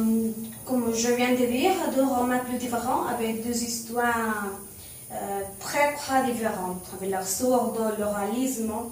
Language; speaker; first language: French; non-native, learner; Spanish